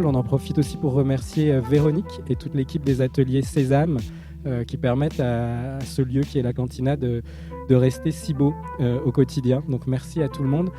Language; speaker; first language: French; native; French